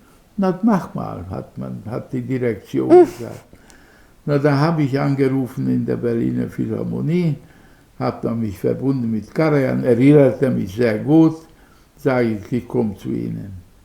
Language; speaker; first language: German; non-native, fluent; Hungarian